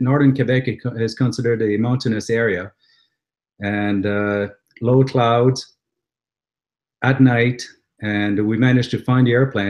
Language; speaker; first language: English; native; English